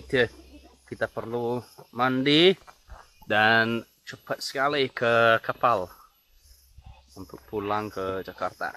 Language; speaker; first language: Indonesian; non-native, fluent; English